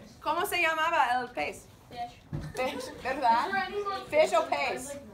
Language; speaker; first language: Spanish; non-native, fluent; English